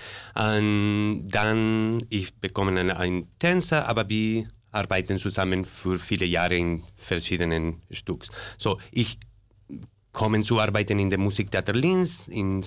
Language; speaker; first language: German; non-native, learner; Spanish